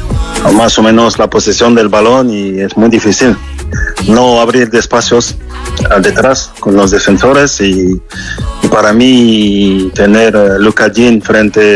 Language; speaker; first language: Spanish; non-native, fluent; French